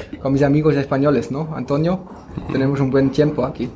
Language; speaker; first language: Spanish; non-native, learner; German